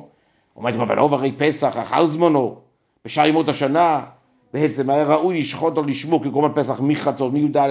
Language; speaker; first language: Hebrew; native; Hebrew